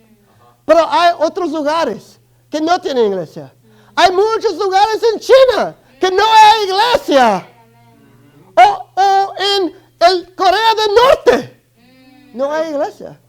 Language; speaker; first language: Spanish; early bilingual, other home language; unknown